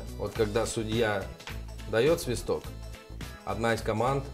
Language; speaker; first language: Russian; native; Russian